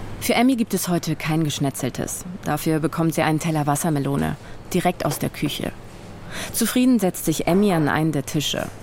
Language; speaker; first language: German; native; German